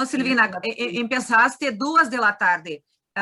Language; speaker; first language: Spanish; non-native, learner; Portuguese